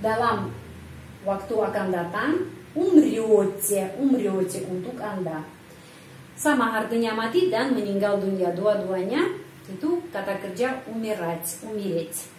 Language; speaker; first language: Indonesian; non-native, fluent; Russian